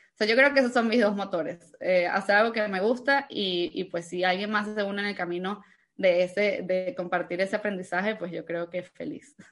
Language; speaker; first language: Spanish; native; Spanish